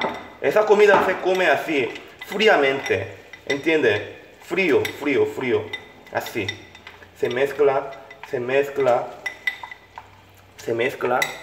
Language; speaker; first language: Spanish; non-native, learner; Korean